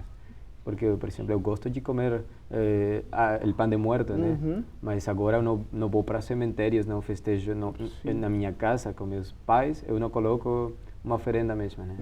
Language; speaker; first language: Portuguese; non-native, fluent; Spanish